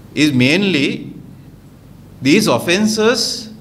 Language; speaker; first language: English; non-native, local second language; Sinhala